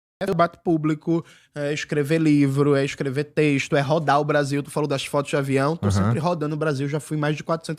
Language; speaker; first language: Portuguese; native; Portuguese